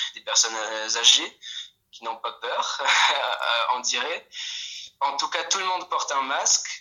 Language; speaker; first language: French; non-native, fluent; Polish